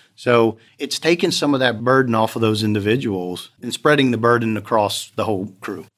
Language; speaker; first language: English; native; English